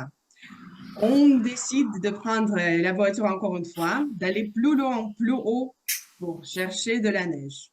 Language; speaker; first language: French; non-native, fluent; Russian